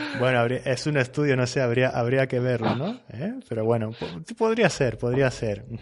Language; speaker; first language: Spanish; native; Spanish